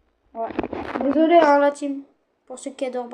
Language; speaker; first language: French; native; French